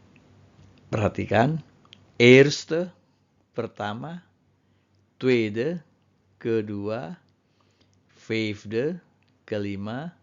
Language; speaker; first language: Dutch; non-native, fluent; Indonesian